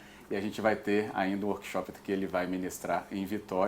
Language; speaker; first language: Portuguese; native; Portuguese